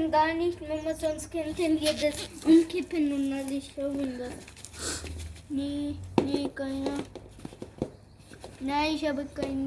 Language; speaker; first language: German; early bilingual, other home language; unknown